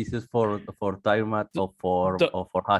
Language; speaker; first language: English; non-native, learner; Spanish